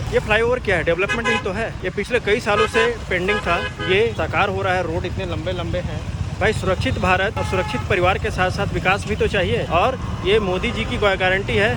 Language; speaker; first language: Hindi; native; Hindi